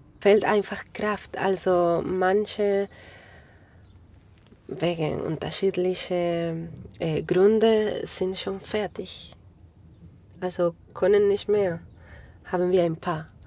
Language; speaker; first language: German; non-native, learner; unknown